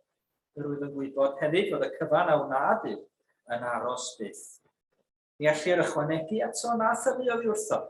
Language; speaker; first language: Welsh; native; Welsh